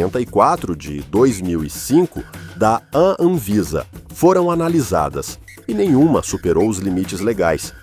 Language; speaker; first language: Portuguese; native; Portuguese